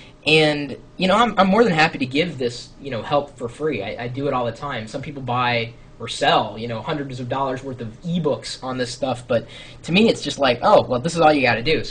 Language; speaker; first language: English; native; English